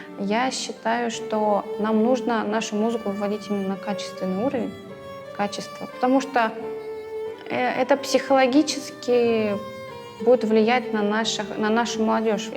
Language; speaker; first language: Russian; early bilingual, other home language; Crimean Tatar